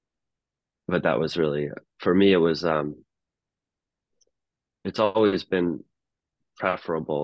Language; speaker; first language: English; native; English